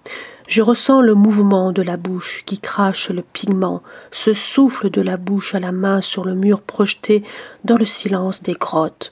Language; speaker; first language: French; native; French